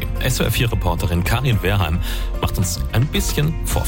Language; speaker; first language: German; native; German